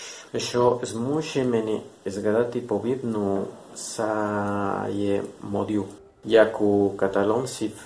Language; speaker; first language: Ukrainian; non-native, learner; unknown